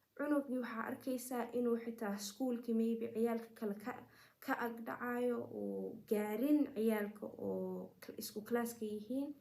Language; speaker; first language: Somali; early bilingual, heritage; Somali